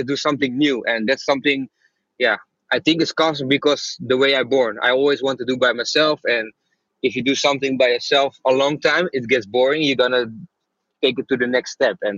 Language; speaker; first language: English; non-native, fluent; Dutch